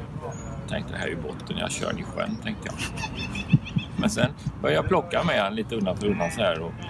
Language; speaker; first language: Swedish; native; Swedish